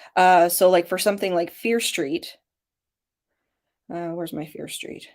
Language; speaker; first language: English; native; English